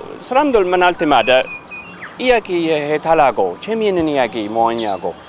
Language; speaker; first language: Korean; non-native, fluent; English